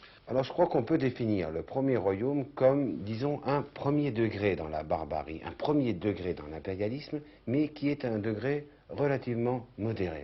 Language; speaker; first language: French; native; French